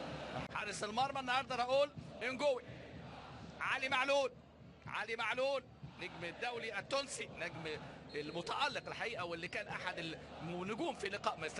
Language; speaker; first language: Arabic; native; Arabic